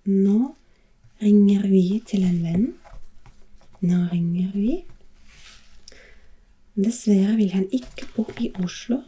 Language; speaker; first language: Norwegian; non-native, learner; German